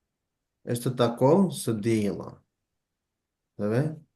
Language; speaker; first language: Portuguese; non-native, fluent; Bangla